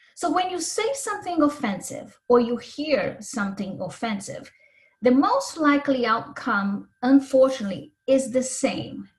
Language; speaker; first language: English; non-native, fluent; Portuguese